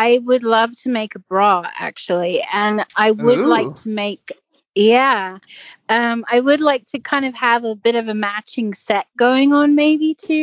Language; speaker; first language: English; native; English